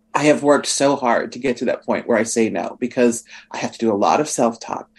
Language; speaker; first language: English; native; English